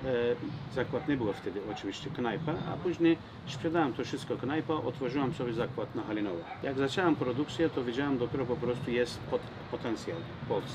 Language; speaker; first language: Polish; non-native, learner; Turkish